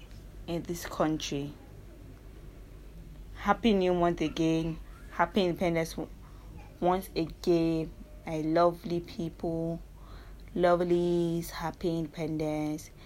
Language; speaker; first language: English; non-native, local second language; Yoruba